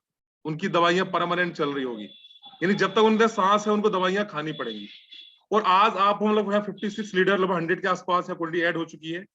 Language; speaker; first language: Hindi; native; Hindi